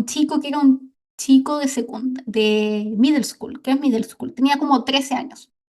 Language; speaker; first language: Spanish; native; Spanish